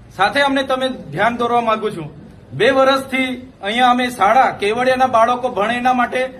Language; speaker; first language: Gujarati; non-native, local second language; Vasavi